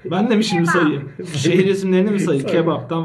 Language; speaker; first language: Turkish; native; Turkish